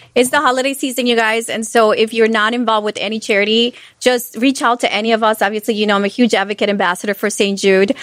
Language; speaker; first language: English; non-native, fluent; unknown